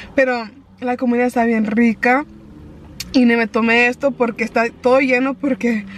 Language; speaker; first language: Spanish; early bilingual, heritage; Spanish